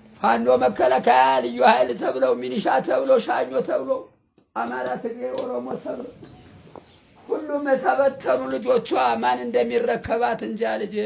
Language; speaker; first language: Amharic; native; Amharic